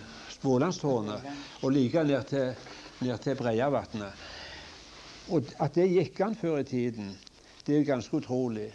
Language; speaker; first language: Norwegian; native; Norwegian